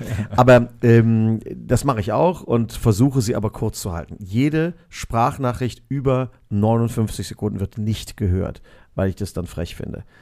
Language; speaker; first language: German; native; German